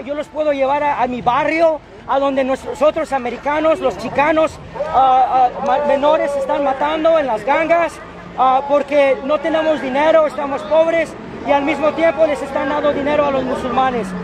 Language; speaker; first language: Spanish; early bilingual, heritage; Spanish